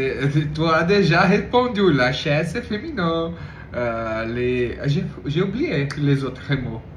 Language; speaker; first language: French; non-native, learner; Portuguese